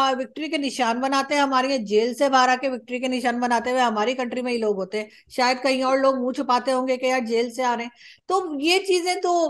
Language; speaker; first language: Urdu; native; Urdu